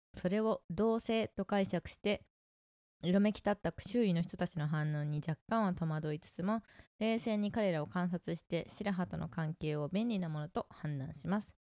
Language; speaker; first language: Japanese; native; Japanese